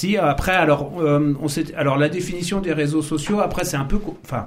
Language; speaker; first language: French; native; French